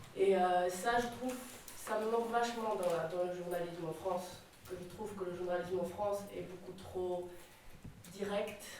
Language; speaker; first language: French; non-native, fluent; Polish